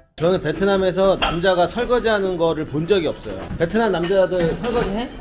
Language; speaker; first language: Korean; native; Korean